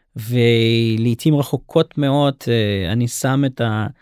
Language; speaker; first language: Hebrew; non-native, fluent; Russian